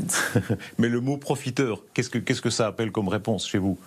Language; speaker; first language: French; native; French